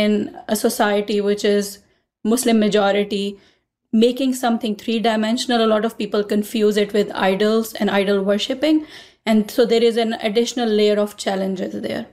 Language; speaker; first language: English; non-native, local second language; Urdu